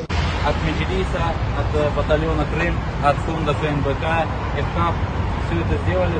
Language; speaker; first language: Russian; non-native, local second language; Crimean Tatar